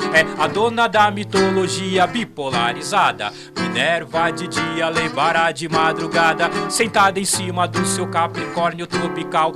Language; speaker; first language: Portuguese; native; Portuguese